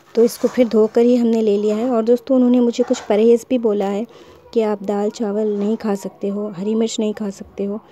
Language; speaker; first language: Hindi; non-native, local second language; Urdu